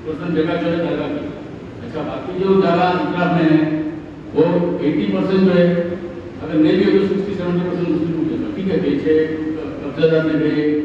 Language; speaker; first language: Hindi; native; Hindi